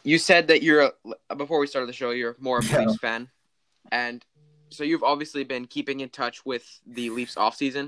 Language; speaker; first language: English; native; English